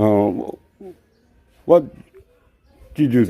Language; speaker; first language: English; non-native, learner; Korean